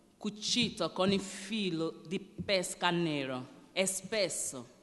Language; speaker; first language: Italian; non-native, learner; Yoruba